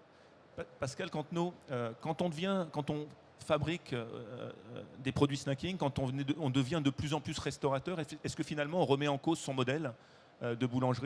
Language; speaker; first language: French; native; French